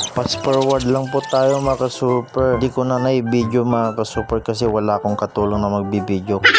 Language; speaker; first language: Filipino; non-native, local second language; Iloko